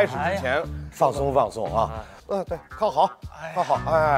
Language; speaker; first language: Chinese; native; Chinese